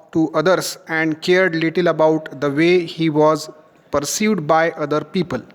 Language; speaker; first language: English; non-native, local second language; Marathi